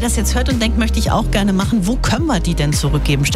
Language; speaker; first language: German; native; German